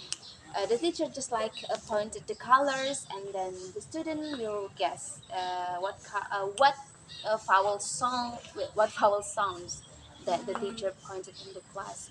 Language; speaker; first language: English; non-native, learner; Indonesian